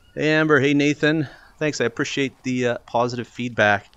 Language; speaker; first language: English; native; English